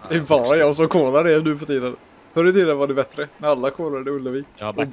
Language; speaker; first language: Swedish; native; Swedish